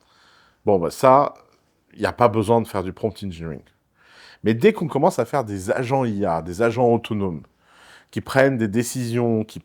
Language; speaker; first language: French; native; French